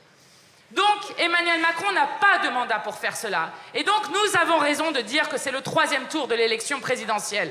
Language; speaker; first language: French; native; French